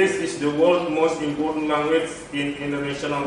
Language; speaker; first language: English; non-native, fluent; Indonesian